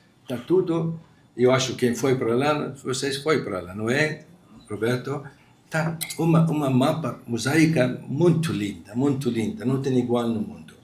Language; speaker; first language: Portuguese; non-native, fluent; Arabic